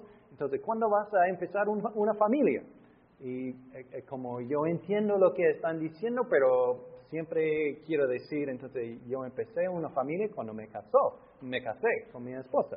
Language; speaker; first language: Spanish; non-native, fluent; English